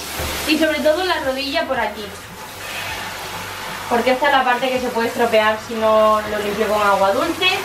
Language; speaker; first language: Spanish; native; Spanish